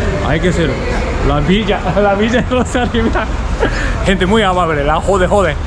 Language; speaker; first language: Spanish; non-native, learner; Japanese